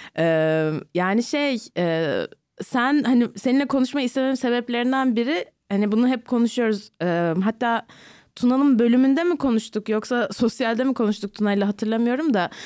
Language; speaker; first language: Turkish; native; Turkish